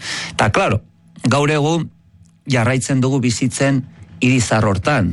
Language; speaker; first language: Basque; native; Basque